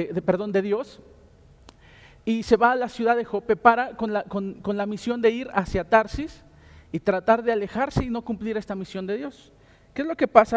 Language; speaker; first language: Spanish; native; Spanish